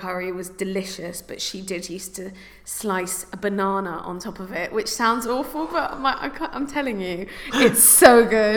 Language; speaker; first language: English; native; English